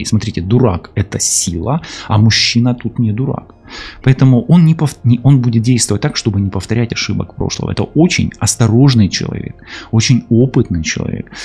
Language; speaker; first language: Russian; non-native, local second language; Ukrainian